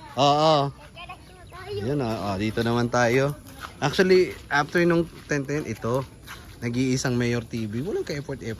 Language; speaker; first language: Filipino; non-native, local second language; Cebuano